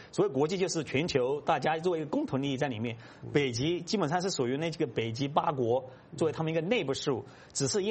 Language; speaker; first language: Chinese; native; Chinese